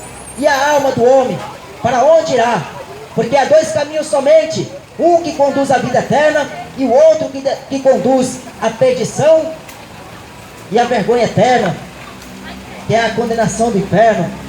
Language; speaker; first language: Portuguese; native; Portuguese